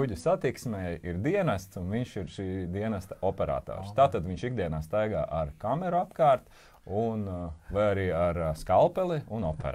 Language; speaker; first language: Latvian; native; Latvian